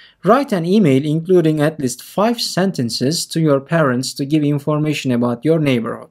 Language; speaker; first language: English; non-native, fluent; Turkish